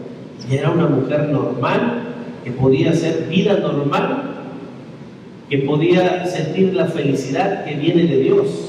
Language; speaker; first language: Spanish; native; Spanish